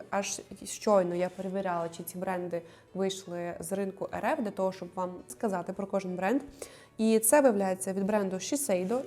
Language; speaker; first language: Ukrainian; native; Ukrainian